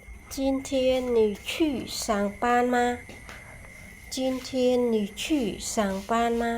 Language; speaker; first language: Chinese; non-native, learner; Khmer